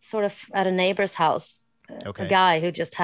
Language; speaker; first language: English; non-native, fluent; Swedish